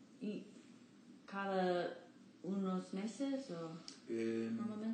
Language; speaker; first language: Spanish; non-native, learner; English